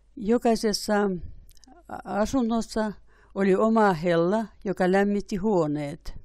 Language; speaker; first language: Finnish; early bilingual, heritage; Finnish